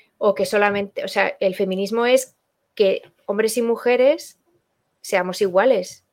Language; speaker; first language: Spanish; non-native, learner; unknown